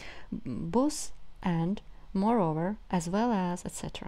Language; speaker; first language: English; non-native, fluent; Russian